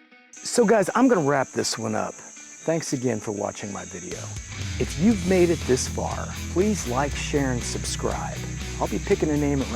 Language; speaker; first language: English; native; English